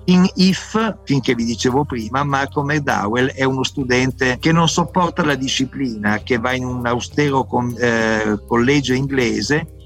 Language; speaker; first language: Italian; native; Italian